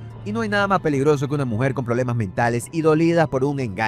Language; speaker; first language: Spanish; native; Spanish